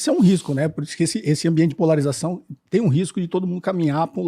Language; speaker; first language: Portuguese; native; Portuguese